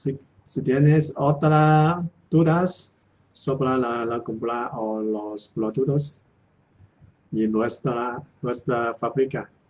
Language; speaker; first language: Spanish; non-native, learner; Chinese